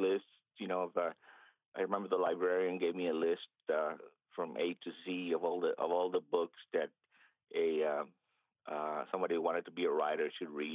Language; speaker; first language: English; early bilingual, other home language; Spanish